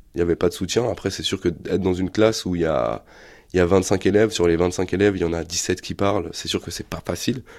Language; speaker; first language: French; native; French